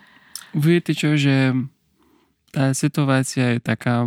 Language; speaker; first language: Slovak; non-native, learner; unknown